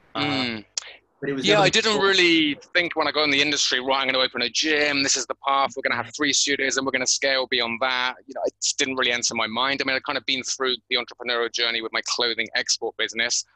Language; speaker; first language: English; native; English